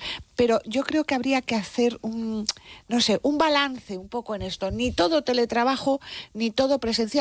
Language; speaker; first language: Spanish; native; Spanish